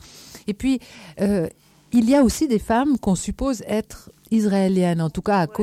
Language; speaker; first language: French; native; French